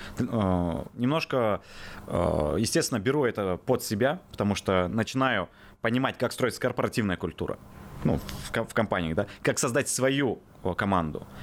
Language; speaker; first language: Russian; native; Russian